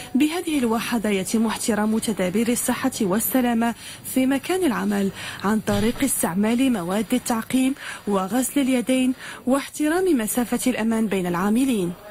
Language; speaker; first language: Arabic; native; Arabic